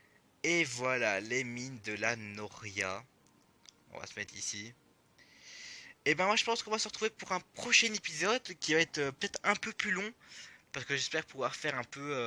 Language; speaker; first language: French; native; French